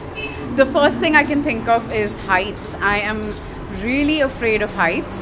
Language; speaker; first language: English; non-native, local second language; Hindi